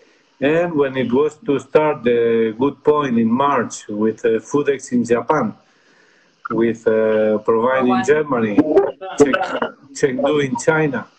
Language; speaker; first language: English; non-native, fluent; Spanish